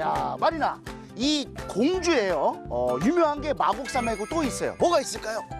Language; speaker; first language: Korean; native; Korean